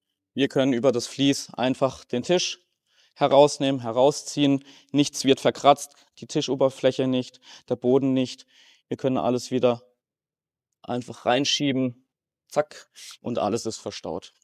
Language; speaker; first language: German; native; German